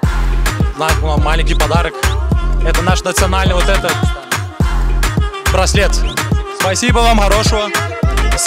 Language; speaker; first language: Russian; non-native, fluent; Turkmen